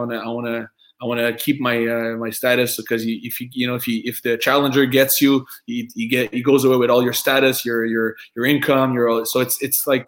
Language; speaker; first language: English; non-native, fluent; French